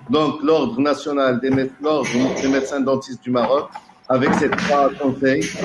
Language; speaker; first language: French; non-native, local second language; Arabic